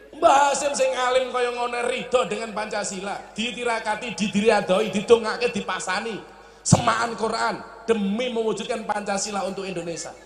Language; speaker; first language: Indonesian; non-native, local second language; Javanese